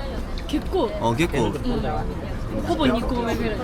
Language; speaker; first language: Japanese; native; Japanese